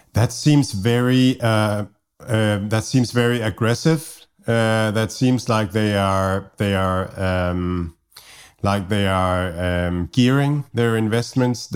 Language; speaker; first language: English; non-native, fluent; Danish